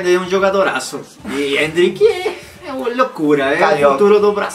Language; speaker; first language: Portuguese; non-native, fluent; Spanish